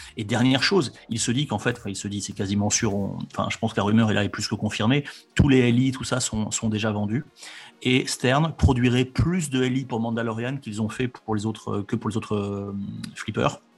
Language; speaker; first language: French; native; French